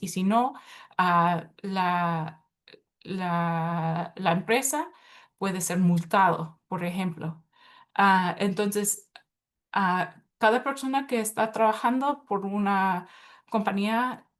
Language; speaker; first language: Spanish; early bilingual, heritage; Spanish